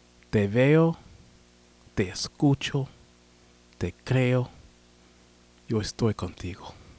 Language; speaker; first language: Spanish; non-native, learner; English